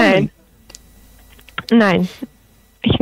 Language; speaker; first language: German; non-native, learner; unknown